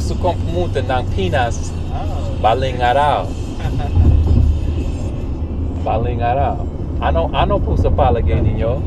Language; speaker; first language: Filipino; non-native, learner; English